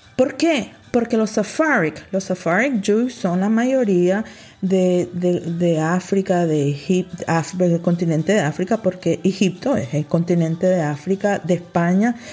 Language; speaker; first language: Spanish; early bilingual, heritage; Spanish